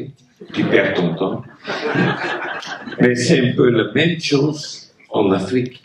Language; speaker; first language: French; non-native, local second language; Dutch